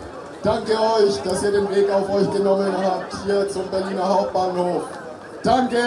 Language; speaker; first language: German; native; German